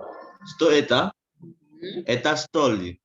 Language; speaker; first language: Russian; non-native, learner; Indonesian